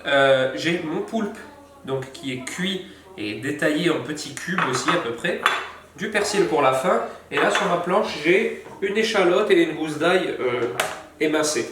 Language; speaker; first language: French; native; French